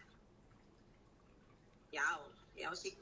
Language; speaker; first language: Cantonese; non-native, learner; Indonesian